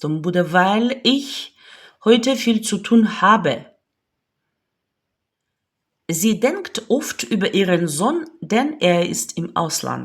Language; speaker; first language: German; non-native, fluent; Ukrainian